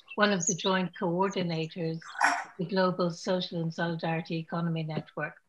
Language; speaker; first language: English; native; English